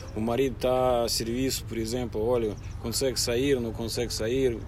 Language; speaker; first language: Portuguese; non-native, fluent; Russian